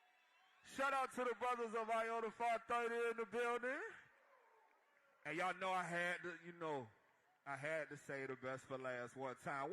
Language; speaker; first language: English; native; English